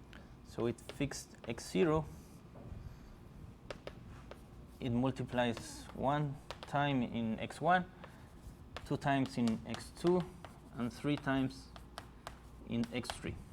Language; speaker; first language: English; non-native, fluent; Spanish